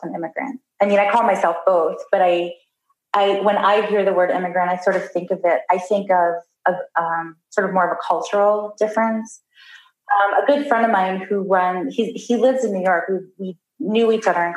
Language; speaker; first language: English; native; English